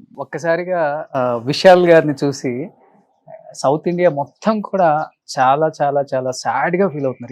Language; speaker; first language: Telugu; native; Telugu